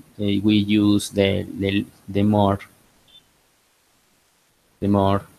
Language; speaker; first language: English; non-native, learner; Spanish